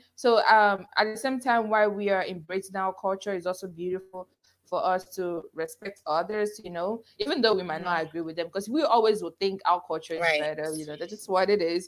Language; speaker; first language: English; non-native, local second language; Igbo